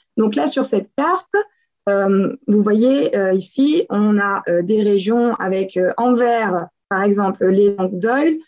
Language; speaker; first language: French; native; French